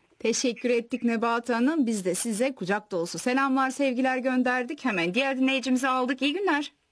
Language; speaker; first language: Turkish; native; Turkish